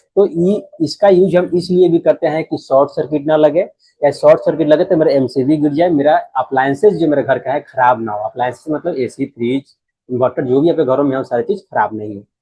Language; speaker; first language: Hindi; native; Hindi